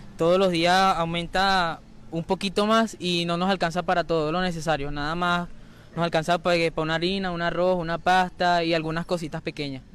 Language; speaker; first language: Spanish; native; Spanish